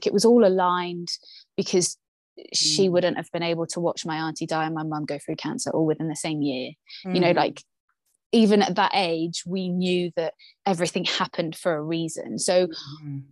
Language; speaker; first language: English; native; English